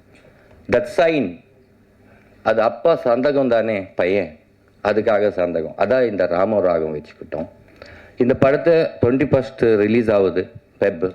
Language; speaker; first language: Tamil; non-native, learner; Telugu